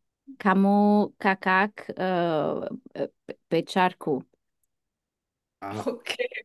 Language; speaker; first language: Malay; non-native, learner; German